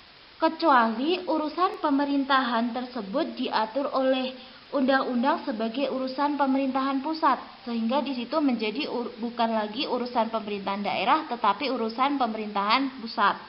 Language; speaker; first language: Indonesian; native; Indonesian